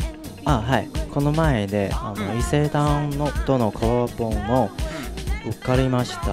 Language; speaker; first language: Japanese; non-native, fluent; Chinese